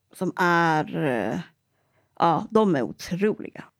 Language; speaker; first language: Swedish; native; Swedish